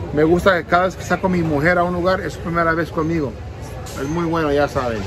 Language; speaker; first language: Spanish; early bilingual, heritage; Spanish